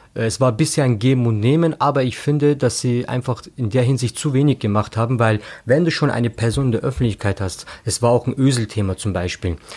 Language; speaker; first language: German; early bilingual, other home language; Turkish